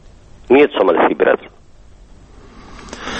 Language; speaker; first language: Russian; non-native, fluent; Somali